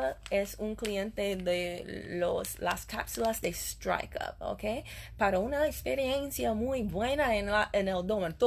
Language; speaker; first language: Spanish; non-native, learner; English